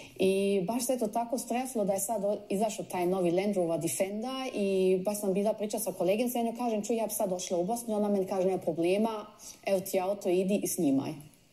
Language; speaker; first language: Croatian; early bilingual, heritage; Croatian